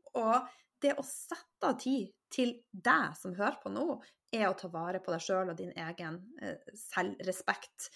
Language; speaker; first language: Norwegian; native; Norwegian